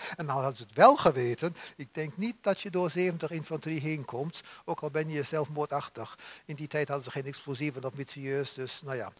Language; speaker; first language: Dutch; native; Dutch